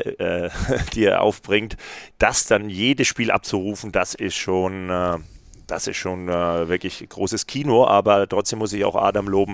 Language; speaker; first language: German; native; German